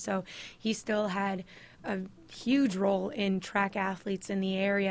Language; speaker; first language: English; native; English